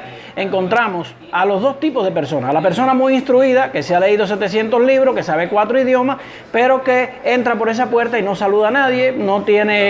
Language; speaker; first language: Spanish; native; Spanish